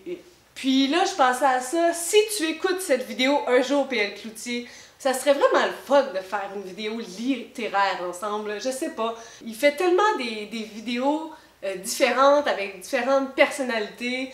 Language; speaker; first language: French; native; French